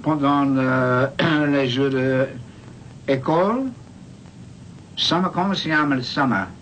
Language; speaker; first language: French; non-native, learner; English